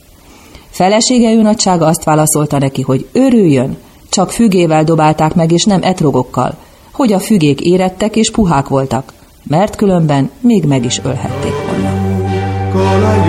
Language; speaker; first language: Hungarian; native; Hungarian